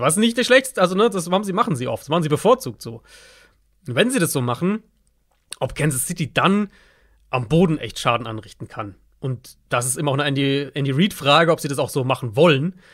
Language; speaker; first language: German; native; German